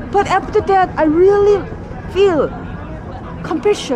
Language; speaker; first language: English; non-native, learner; Korean